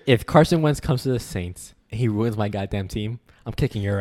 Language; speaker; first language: English; native; English